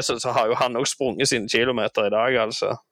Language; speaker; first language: Norwegian; native; Norwegian